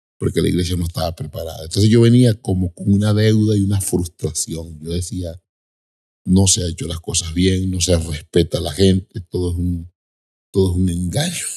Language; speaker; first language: Spanish; native; Spanish